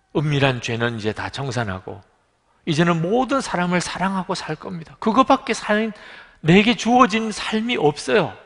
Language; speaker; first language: Korean; native; Korean